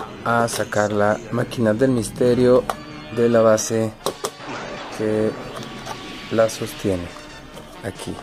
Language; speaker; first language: Spanish; native; Spanish